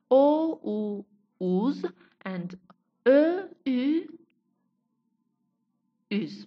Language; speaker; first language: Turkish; non-native, fluent; Persian